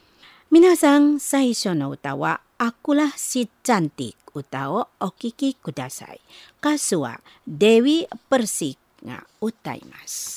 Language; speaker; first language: Japanese; non-native, learner; Indonesian